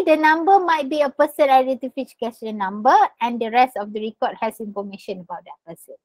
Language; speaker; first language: English; non-native, local second language; Malay